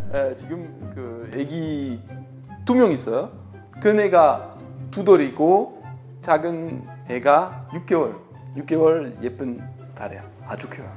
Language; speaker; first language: Korean; non-native, fluent; French